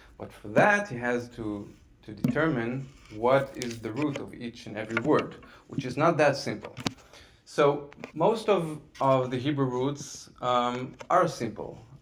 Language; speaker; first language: English; non-native, fluent; Hebrew